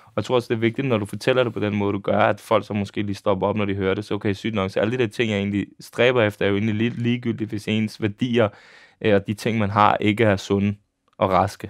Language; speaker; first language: Danish; early bilingual, other home language; Serbian